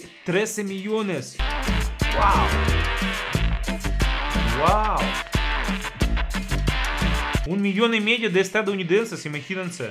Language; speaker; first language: Spanish; non-native, fluent; Russian